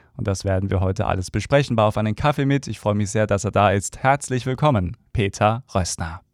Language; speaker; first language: German; native; German